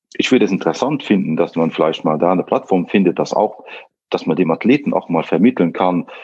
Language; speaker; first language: German; non-native, local second language; Luxembourgish